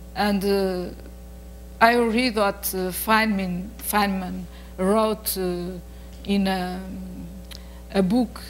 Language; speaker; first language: English; non-native, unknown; Portuguese